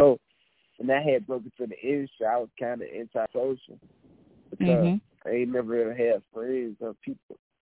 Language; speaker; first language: English; native; English